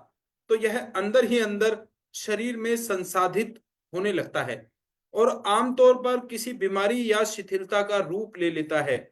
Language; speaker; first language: Hindi; native; Hindi